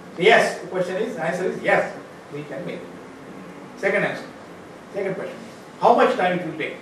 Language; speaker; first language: English; non-native, local second language; Marathi